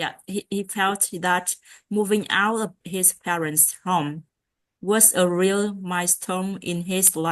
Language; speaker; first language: English; non-native, learner; Vietnamese